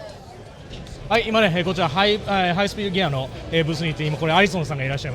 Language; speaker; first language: Japanese; native; Japanese